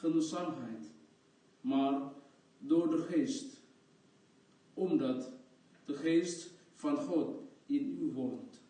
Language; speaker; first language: Dutch; non-native, fluent; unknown